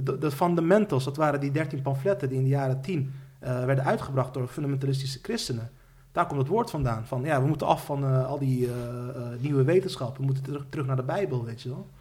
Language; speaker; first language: Dutch; early bilingual, other home language; Turkish